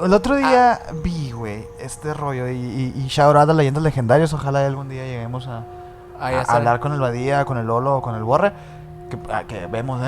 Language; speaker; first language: Spanish; native; Spanish